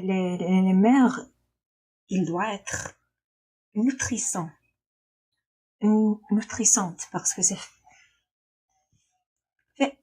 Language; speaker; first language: French; non-native, learner; English